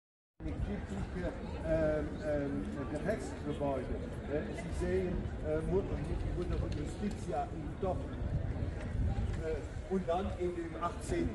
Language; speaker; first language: German; non-native, learner; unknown